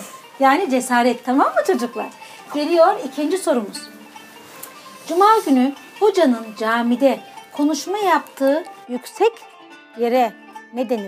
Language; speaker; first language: Turkish; native; Turkish